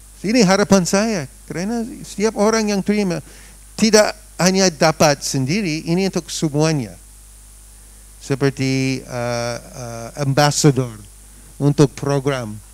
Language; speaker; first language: Indonesian; non-native, fluent; English